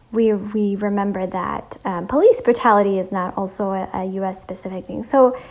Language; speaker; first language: English; early bilingual, other home language; Amharic